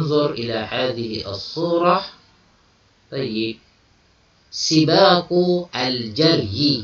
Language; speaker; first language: Arabic; non-native, fluent; Malay